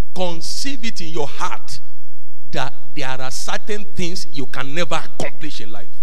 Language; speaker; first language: English; non-native, local second language; Yoruba